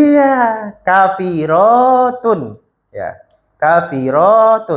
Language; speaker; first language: Arabic; non-native, fluent; Indonesian